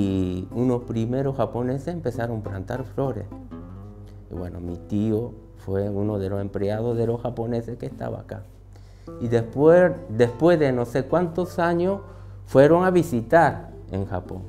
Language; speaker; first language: Spanish; early bilingual, other home language; Japanese